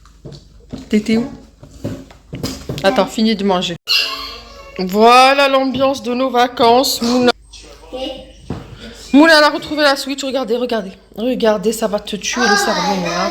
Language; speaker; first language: French; native; French